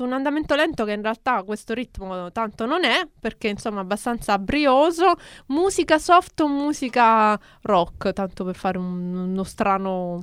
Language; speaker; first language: Italian; native; Italian